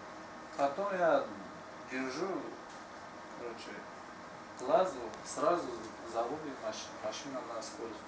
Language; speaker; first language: Russian; non-native, learner; Tajik